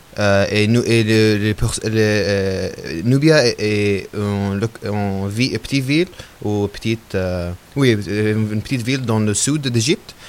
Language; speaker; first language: French; non-native, learner; Arabic